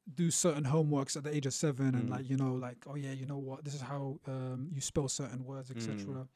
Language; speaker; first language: English; native; English